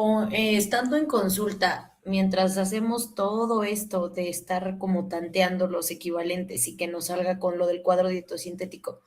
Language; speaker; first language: Spanish; native; Spanish